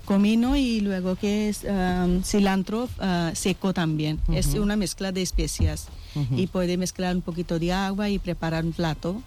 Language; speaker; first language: Spanish; non-native, learner; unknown